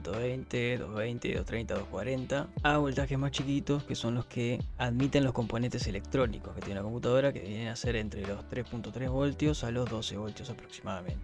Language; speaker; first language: Spanish; native; Spanish